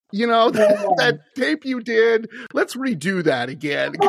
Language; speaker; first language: English; native; English